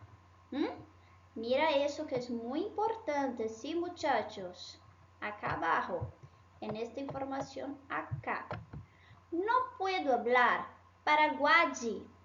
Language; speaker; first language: Spanish; non-native, fluent; Portuguese